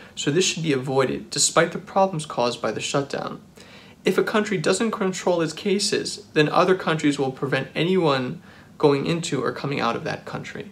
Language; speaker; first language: English; native; English